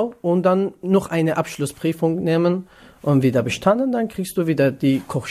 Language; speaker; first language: German; non-native, learner; Kurdish